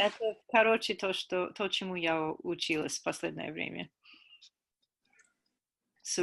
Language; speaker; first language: Russian; non-native, fluent; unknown